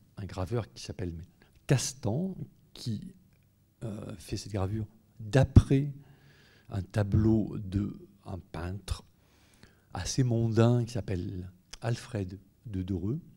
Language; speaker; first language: French; native; French